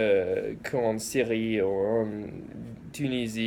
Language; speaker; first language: French; early bilingual, heritage; English